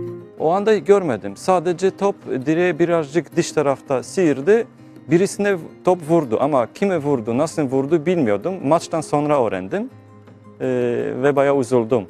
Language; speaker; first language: Turkish; early bilingual, heritage; Turkish